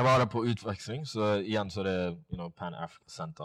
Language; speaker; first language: Norwegian; non-native, fluent; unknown